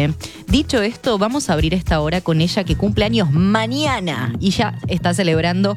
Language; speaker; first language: Spanish; native; Spanish